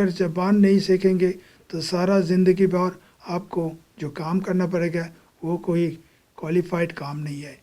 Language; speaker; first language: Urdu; non-native, fluent; Bangla